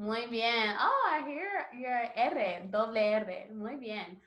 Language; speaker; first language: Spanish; non-native, learner; English